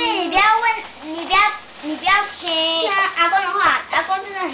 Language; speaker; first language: Chinese; early bilingual, heritage; Japanese